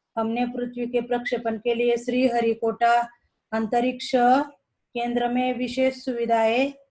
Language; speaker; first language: Hindi; non-native, local second language; Marathi